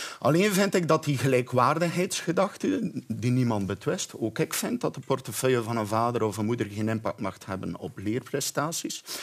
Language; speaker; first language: Dutch; native; Dutch